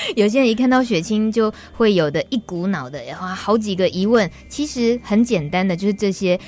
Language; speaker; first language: Chinese; native; Chinese